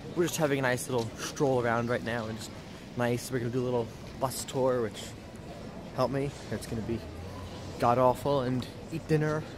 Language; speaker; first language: English; native; English